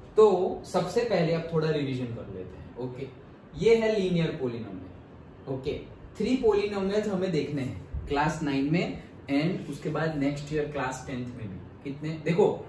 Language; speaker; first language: Hindi; non-native, local second language; Gujarati